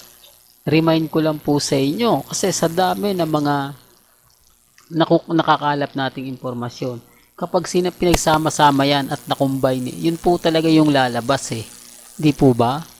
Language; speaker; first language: Filipino; native; Filipino